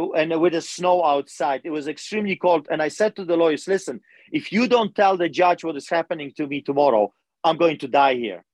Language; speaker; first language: English; non-native, fluent; Polish